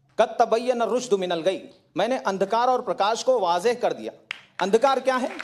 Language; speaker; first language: Hindi; native; Hindi